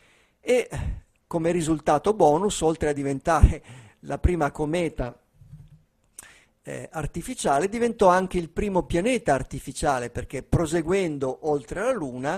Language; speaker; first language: Italian; native; Italian